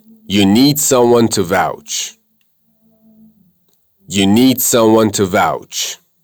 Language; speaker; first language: English; non-native, fluent; Persian